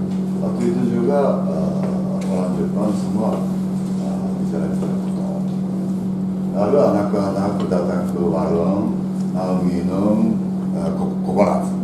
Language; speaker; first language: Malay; non-native, learner; Japanese